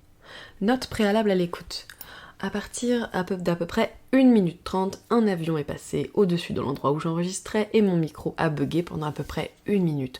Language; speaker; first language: French; native; French